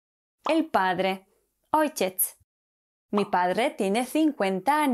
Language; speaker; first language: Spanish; non-native, fluent; Polish